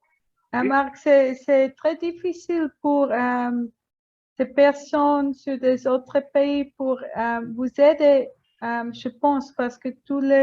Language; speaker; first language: French; non-native, learner; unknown